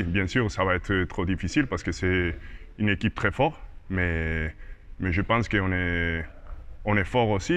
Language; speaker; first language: French; non-native, learner; Spanish